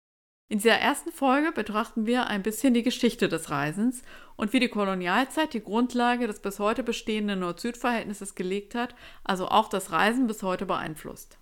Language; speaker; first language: German; native; German